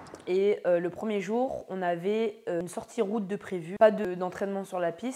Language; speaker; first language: French; native; French